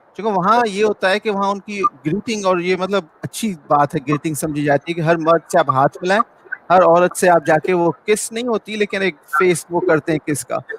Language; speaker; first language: Urdu; non-native, local second language; Sindhi